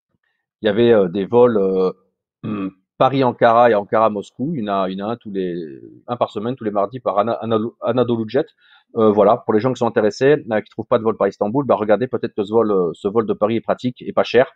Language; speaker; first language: French; native; French